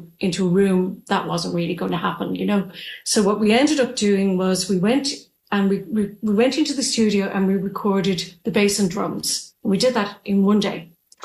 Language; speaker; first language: English; native; English